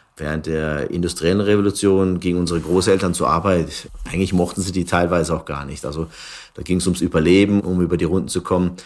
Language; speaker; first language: German; early bilingual, other home language; Turkish